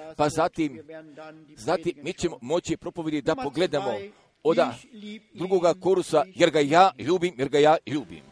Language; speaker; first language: Croatian; early bilingual, heritage; Croatian